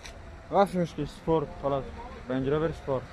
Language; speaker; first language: Arabic; non-native, learner; Tajik